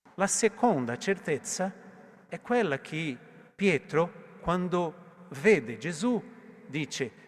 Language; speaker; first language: Italian; non-native, learner; Portuguese